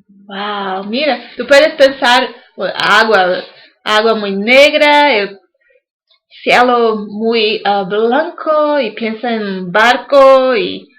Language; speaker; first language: Spanish; non-native, learner; English